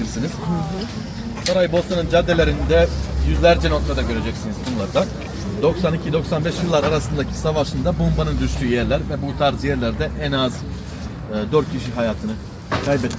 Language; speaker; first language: Turkish; native; Turkish